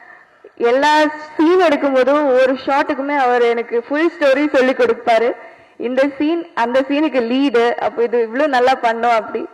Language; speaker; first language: Tamil; non-native, fluent; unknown